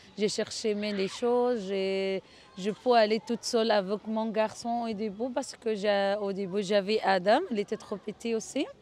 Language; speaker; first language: French; non-native, learner; Arabic